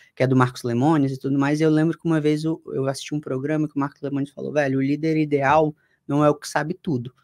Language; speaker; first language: Portuguese; native; Portuguese